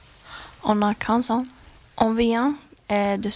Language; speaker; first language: French; non-native, learner; Swedish